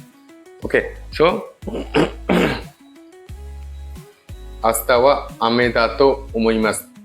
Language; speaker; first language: Japanese; non-native, fluent; Bangla